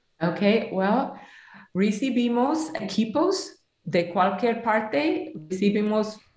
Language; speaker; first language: Spanish; non-native, learner; English